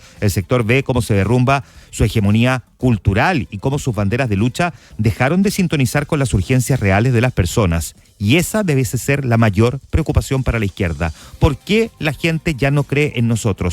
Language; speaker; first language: Spanish; native; Spanish